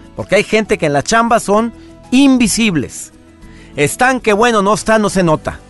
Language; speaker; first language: Spanish; native; Spanish